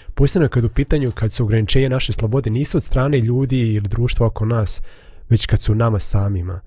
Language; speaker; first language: Bosnian; native; Bosnian